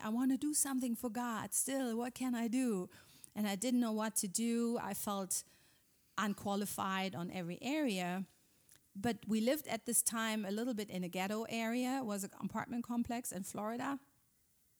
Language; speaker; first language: English; non-native, fluent; German